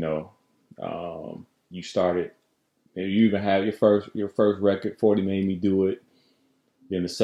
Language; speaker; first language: English; native; English